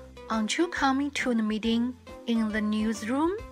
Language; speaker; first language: English; non-native, fluent; Chinese